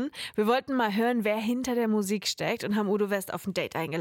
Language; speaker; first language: German; native; German